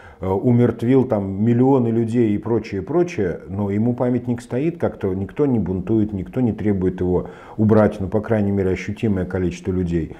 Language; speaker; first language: Russian; native; Russian